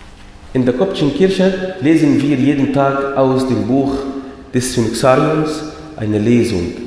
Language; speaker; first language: German; non-native, fluent; Arabic